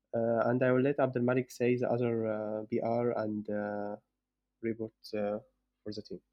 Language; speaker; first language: English; non-native, fluent; Arabic